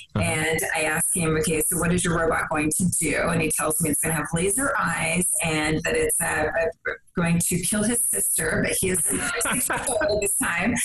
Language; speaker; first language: English; native; English